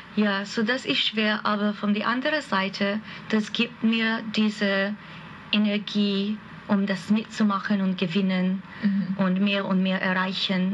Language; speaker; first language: German; non-native, fluent; Hungarian